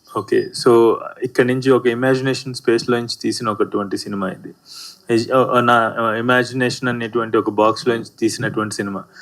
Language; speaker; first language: Telugu; native; Telugu